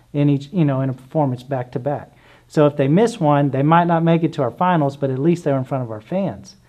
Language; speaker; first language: English; native; English